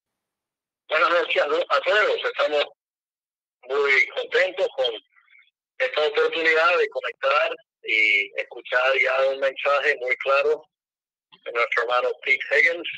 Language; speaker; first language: Spanish; non-native, fluent; English